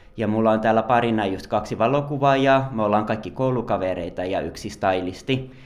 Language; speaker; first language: Finnish; native; Finnish